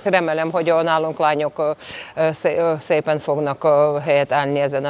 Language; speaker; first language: Hungarian; non-native, fluent; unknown